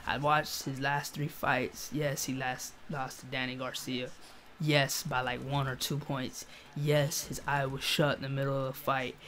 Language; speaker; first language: English; native; English